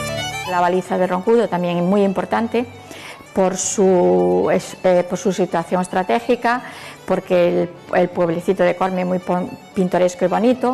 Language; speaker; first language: Spanish; native; Spanish